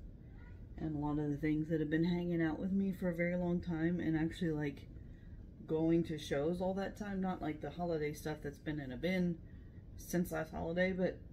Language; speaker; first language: English; native; English